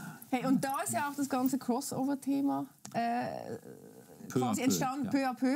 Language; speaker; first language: German; native; German